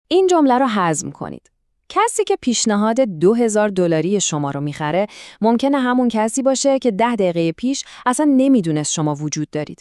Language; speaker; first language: Persian; native; Persian